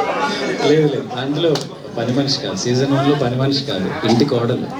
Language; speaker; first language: Telugu; native; Telugu